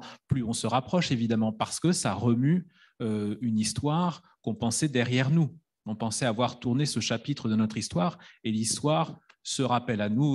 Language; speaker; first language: French; native; French